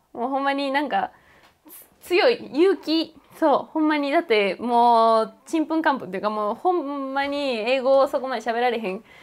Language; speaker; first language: Japanese; non-native, fluent; Spanish